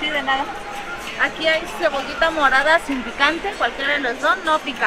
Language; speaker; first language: Spanish; native; Spanish